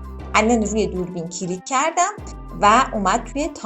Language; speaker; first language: Persian; native; Persian